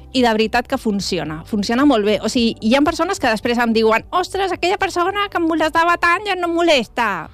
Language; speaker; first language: Catalan; non-native, local second language; Spanish